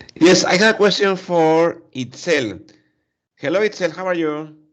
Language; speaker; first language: English; non-native, learner; Spanish